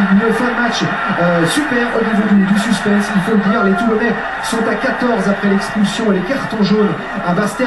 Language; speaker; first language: French; native; French